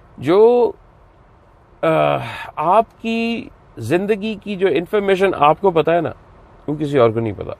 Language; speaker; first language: Urdu; native; Urdu